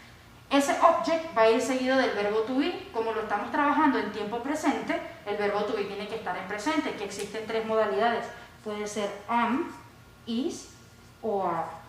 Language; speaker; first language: Spanish; native; Spanish